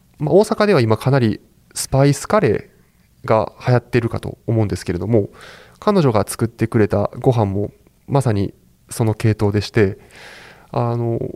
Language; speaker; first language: Japanese; native; Japanese